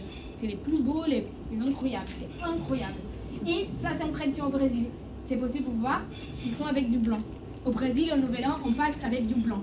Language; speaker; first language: French; non-native, learner; Portuguese